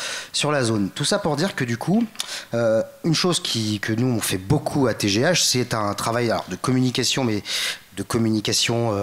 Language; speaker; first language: French; native; French